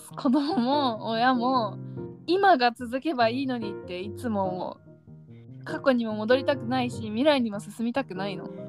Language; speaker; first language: Japanese; native; Japanese